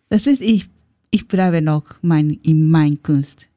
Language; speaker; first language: German; non-native, learner; Japanese